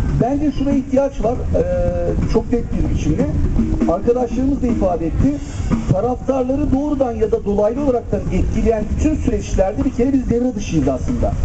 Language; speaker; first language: Turkish; native; Turkish